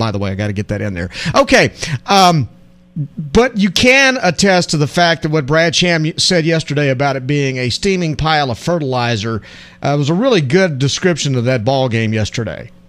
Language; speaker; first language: English; native; English